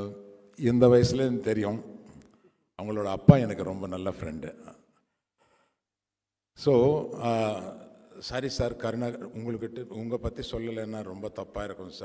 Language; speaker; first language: Tamil; non-native, local second language; Telugu